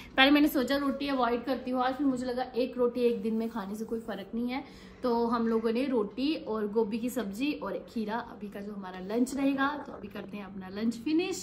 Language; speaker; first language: Hindi; native; Hindi